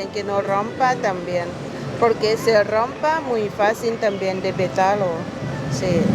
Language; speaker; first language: Spanish; non-native, learner; Thai